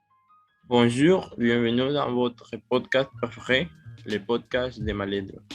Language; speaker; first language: French; non-native, learner; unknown